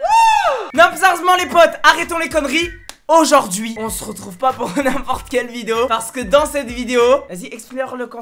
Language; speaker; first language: French; native; French